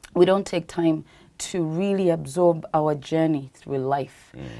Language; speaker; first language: English; non-native, local second language; Ganda